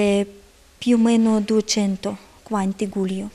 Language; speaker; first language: Italian; non-native, fluent; Ukrainian